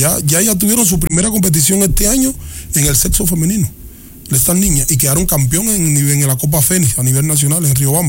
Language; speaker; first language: Spanish; native; Spanish